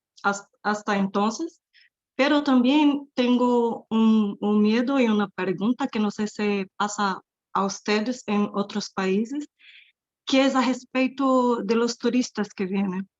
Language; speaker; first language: Spanish; non-native, fluent; Portuguese